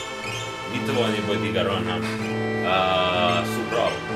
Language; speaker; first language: Persian; non-native, learner; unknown